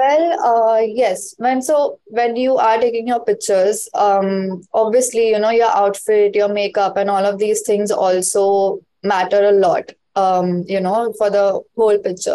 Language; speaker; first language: English; non-native, local second language; Hindi